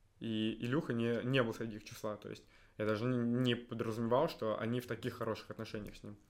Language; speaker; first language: Russian; native; Russian